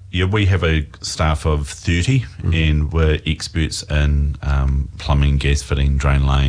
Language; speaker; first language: English; native; English